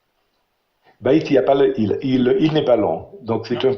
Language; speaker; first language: French; non-native, learner; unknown